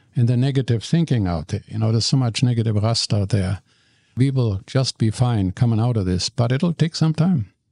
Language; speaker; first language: English; non-native, fluent; German